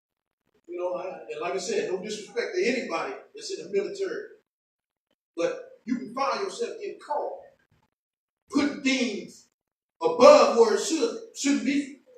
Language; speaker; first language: English; native; English